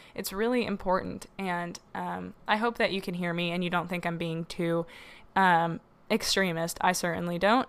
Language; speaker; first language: English; native; English